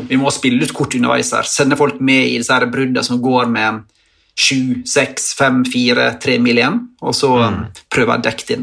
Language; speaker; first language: Norwegian; native; Norwegian